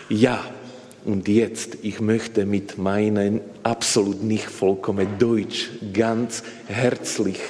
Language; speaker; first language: German; non-native, learner; Slovak